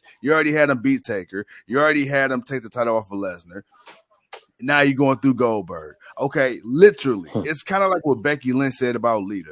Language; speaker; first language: English; native; English